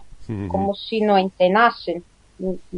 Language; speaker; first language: Spanish; non-native, learner; Portuguese